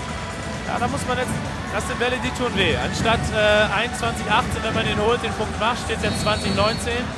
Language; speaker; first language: German; native; German